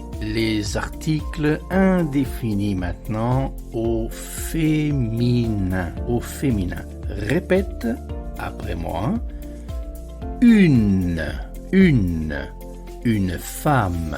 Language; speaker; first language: French; non-native, fluent; Italian